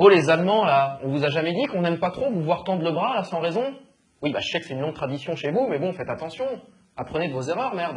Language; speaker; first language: French; native; French